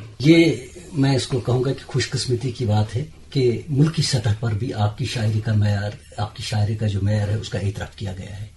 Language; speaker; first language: Urdu; non-native, local second language; Kashmiri